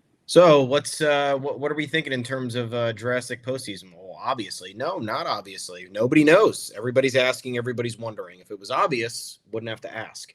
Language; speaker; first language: English; native; English